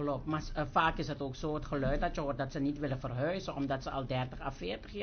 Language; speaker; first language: Dutch; native; Dutch